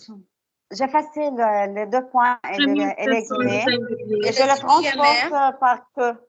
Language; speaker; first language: French; non-native, learner; Arabic